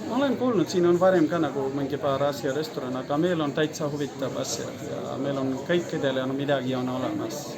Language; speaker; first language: Estonian; non-native, learner; Hindi